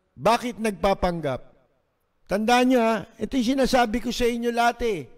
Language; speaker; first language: Filipino; native; Filipino